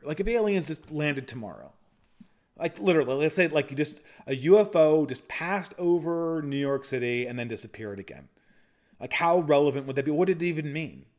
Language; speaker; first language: English; native; English